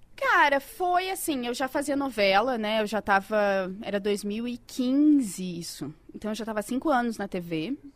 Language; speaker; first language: Portuguese; native; Portuguese